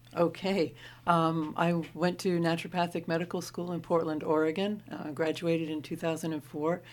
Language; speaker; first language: English; native; English